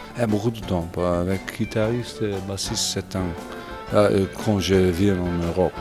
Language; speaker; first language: French; non-native, learner; English